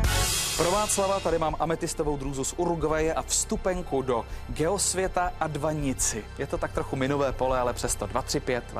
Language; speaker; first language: Czech; native; Czech